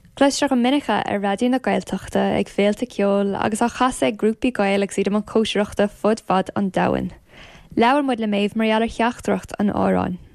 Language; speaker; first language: Irish; native; Irish